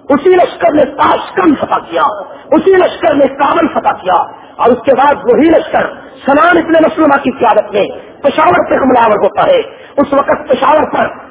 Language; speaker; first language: Urdu; non-native, local second language; Punjabi